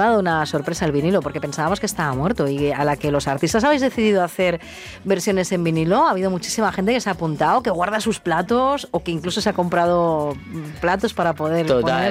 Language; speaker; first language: Spanish; native; Spanish